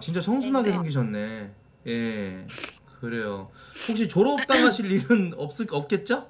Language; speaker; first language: Korean; native; Korean